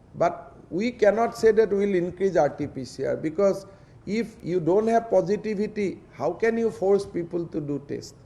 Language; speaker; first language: English; non-native, local second language; Assamese